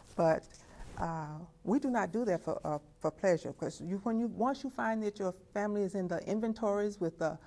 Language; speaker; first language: English; native; English